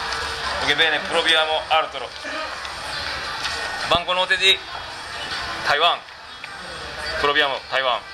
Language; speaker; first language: Italian; non-native, learner; Japanese